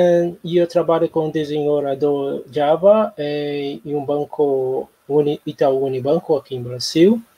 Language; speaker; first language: Spanish; non-native, learner; Portuguese